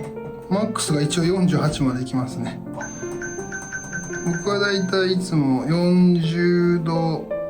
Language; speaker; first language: Japanese; native; Japanese